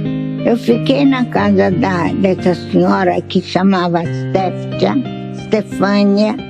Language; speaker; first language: Portuguese; non-native, fluent; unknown